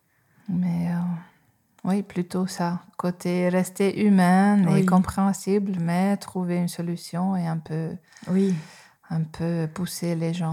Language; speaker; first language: French; non-native, fluent; Hungarian